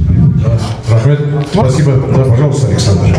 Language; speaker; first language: Russian; non-native, local second language; Kazakh